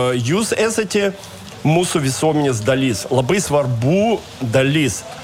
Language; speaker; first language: Lithuanian; non-native, fluent; Russian